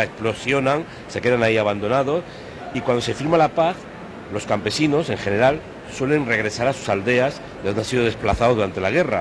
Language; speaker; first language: Spanish; native; Spanish